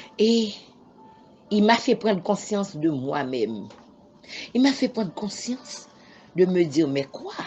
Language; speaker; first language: French; non-native, local second language; Haitian Creole